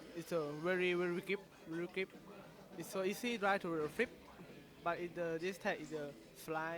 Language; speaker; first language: English; non-native, learner; Thai